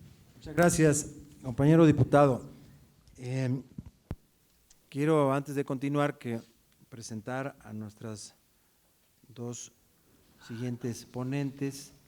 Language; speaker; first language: Spanish; native; Spanish